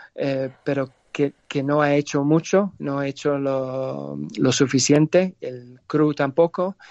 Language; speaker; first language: Spanish; non-native, fluent; English